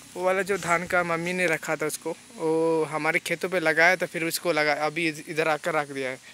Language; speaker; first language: Hindi; non-native, local second language; Bangla